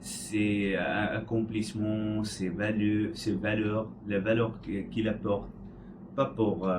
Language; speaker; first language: French; non-native, learner; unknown